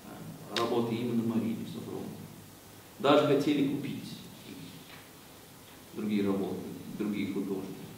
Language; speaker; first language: Russian; non-native, fluent; Swedish